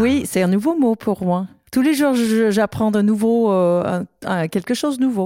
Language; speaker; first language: French; non-native, learner; English